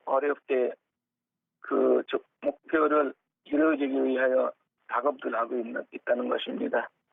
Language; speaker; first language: Korean; non-native, fluent; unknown